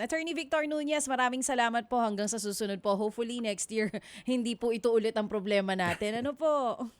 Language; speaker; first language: Filipino; native; Filipino